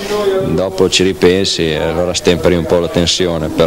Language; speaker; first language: Italian; native; Italian